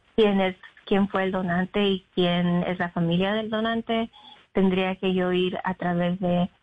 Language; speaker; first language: Spanish; early bilingual, heritage; Spanish